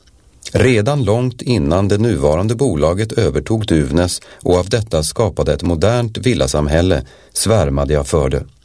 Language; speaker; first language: Swedish; native; Swedish